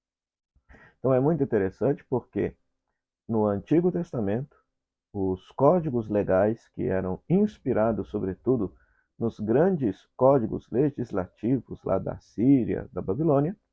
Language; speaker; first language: Portuguese; native; Portuguese